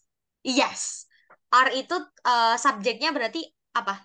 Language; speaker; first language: Indonesian; native; Indonesian